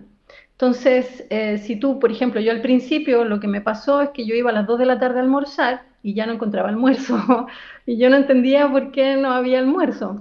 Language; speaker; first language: Spanish; native; Spanish